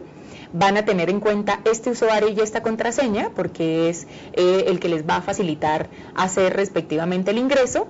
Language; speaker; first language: Spanish; native; Spanish